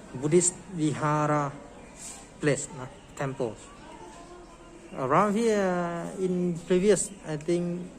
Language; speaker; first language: English; non-native, learner; Thai